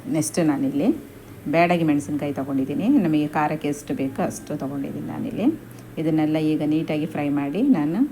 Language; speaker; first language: Kannada; non-native, local second language; Tulu